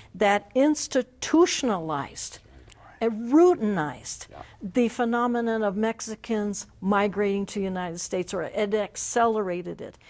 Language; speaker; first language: English; native; English